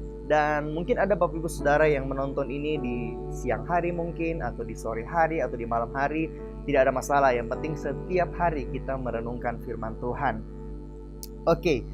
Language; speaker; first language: Indonesian; native; Indonesian